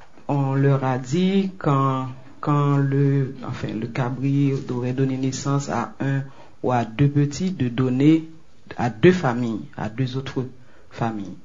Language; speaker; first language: French; non-native, local second language; Haitian Creole